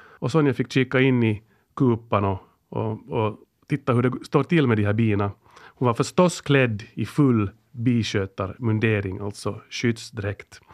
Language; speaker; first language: Swedish; native; Swedish